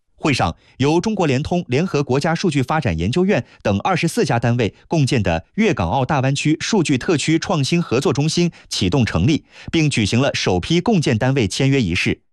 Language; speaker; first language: Chinese; native; Chinese